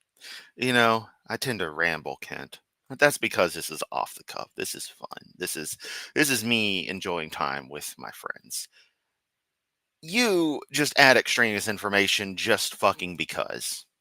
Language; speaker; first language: English; native; English